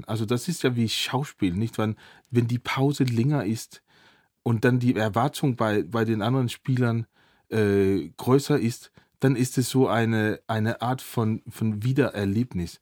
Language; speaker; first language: German; non-native, fluent; Danish